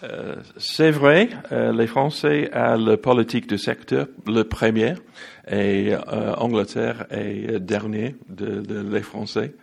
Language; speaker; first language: French; non-native, learner; English